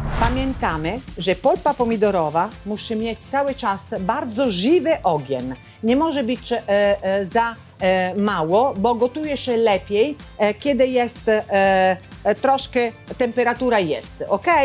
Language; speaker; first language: Polish; non-native, learner; Italian